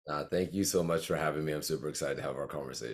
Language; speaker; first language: English; native; English